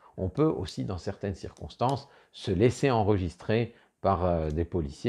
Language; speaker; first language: French; native; French